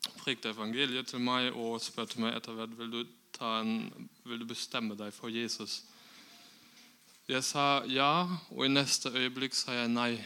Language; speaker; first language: Norwegian; non-native, fluent; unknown